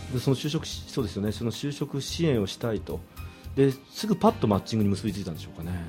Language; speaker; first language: Japanese; native; Japanese